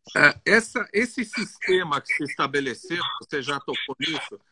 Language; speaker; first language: Portuguese; non-native, fluent; Greek